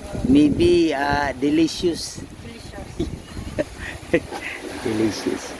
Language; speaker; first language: English; non-native, local second language; Filipino